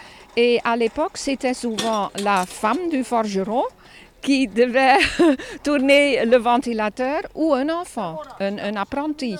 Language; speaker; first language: French; non-native, fluent; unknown